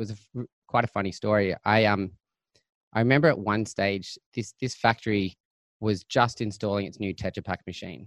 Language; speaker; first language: English; native; English